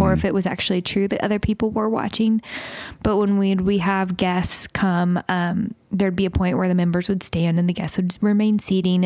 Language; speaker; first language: English; native; English